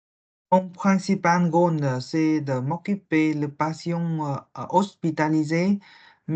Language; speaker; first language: French; non-native, learner; Vietnamese